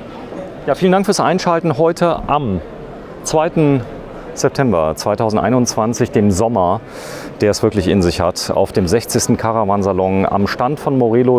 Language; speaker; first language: German; native; German